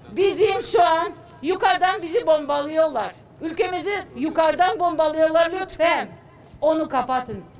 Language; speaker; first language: Turkish; non-native, fluent; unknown